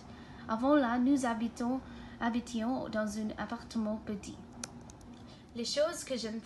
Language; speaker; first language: French; non-native, learner; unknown